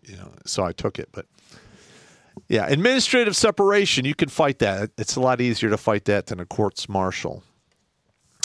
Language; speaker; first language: English; native; English